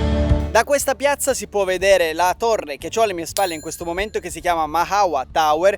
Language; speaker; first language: Italian; native; Italian